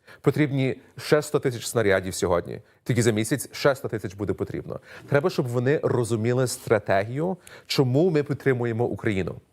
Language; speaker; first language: Ukrainian; early bilingual, heritage; Ukrainian